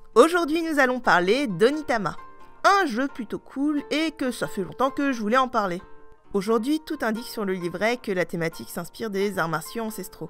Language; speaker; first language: French; native; French